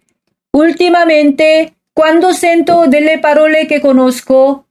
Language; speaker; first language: Italian; non-native, fluent; Korean